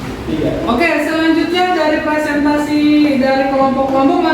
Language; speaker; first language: Indonesian; non-native, local second language; Sundanese